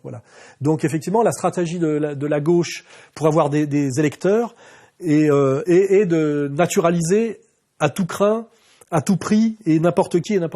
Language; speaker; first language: French; native; French